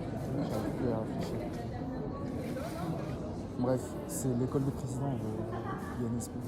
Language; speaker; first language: French; native; French